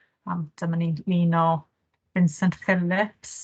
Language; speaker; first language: Welsh; native; Welsh